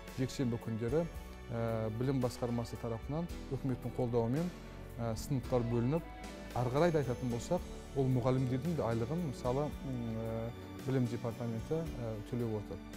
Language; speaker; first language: Kazakh; non-native, local second language; Turkish